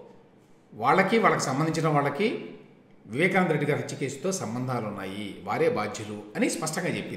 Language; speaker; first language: Telugu; native; Telugu